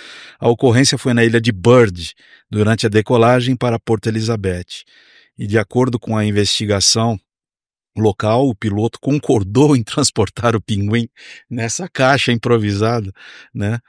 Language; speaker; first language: Portuguese; native; Portuguese